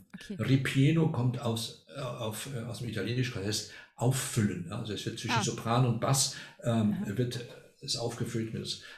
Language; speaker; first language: German; non-native, fluent; Spanish